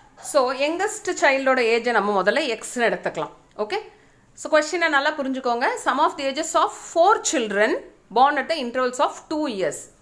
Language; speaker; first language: English; non-native, local second language; Tamil